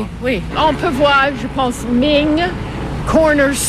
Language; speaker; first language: French; non-native, fluent; English